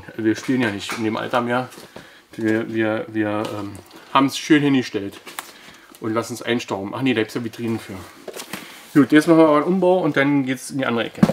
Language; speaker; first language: German; native; German